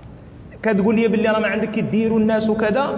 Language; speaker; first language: Arabic; native; Arabic